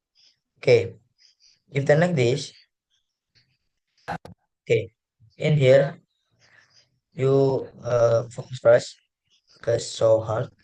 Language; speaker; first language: English; non-native, learner; Indonesian